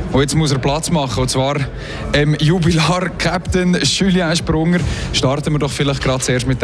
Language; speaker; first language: German; native; German